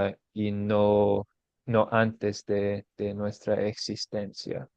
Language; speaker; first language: Spanish; non-native, fluent; English